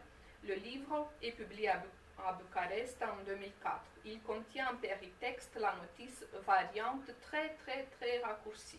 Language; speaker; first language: French; non-native, fluent; Romanian